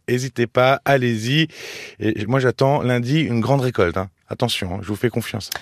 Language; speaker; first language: French; native; French